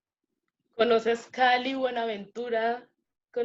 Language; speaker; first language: Spanish; native; Spanish